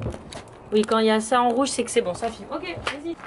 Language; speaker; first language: French; native; French